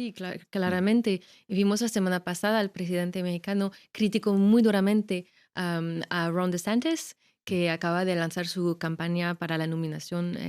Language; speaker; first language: Spanish; non-native, fluent; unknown